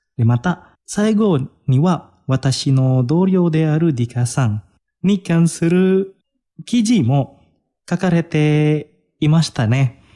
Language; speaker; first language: Japanese; non-native, fluent; Indonesian